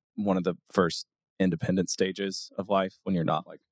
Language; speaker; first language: English; native; English